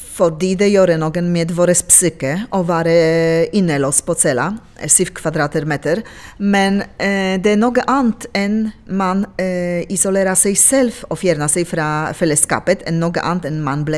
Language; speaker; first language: Norwegian; non-native, local second language; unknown